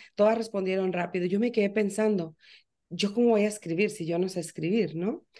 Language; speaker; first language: Spanish; native; Spanish